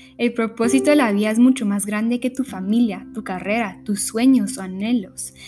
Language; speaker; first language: Spanish; early bilingual, heritage; Spanish